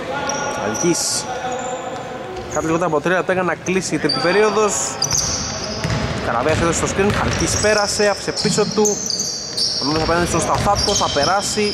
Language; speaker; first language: Greek; native; Greek